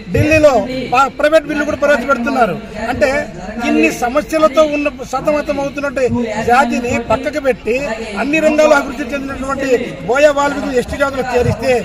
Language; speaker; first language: Telugu; non-native, local second language; Lambadi